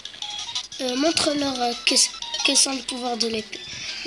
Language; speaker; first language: French; native; French